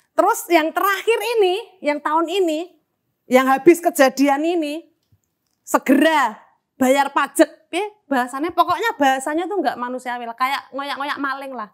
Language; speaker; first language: Indonesian; non-native, local second language; Javanese